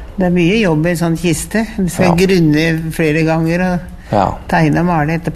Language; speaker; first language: Norwegian; native; Norwegian